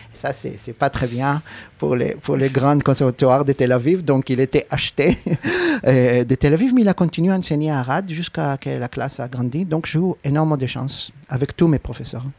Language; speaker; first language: French; non-native, fluent; Hebrew